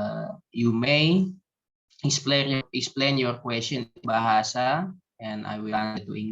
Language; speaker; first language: English; non-native, learner; Indonesian